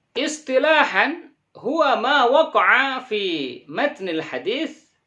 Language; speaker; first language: Arabic; non-native, fluent; Indonesian